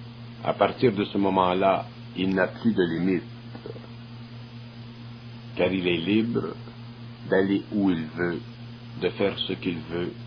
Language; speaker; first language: French; native; French